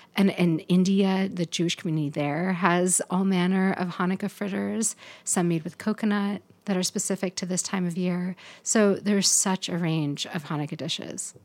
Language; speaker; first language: English; native; English